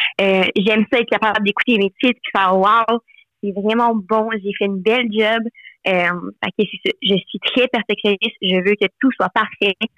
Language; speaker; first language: French; non-native, local second language; English